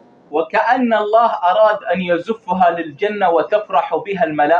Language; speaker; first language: Arabic; native; Arabic